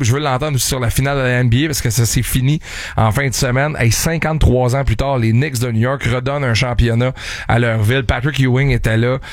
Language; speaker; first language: French; native; French